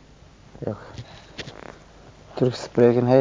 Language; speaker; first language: Dutch; non-native, learner; Turkish